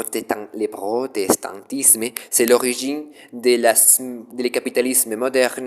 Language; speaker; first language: French; non-native, learner; Spanish